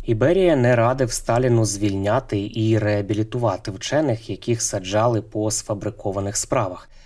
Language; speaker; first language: Ukrainian; native; Ukrainian